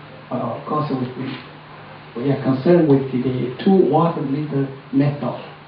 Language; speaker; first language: English; non-native, fluent; Chinese